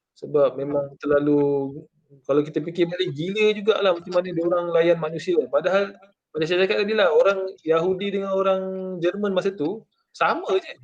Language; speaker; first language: Malay; native; Malay